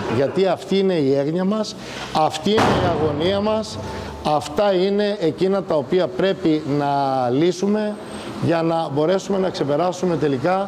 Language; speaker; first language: Greek; native; Greek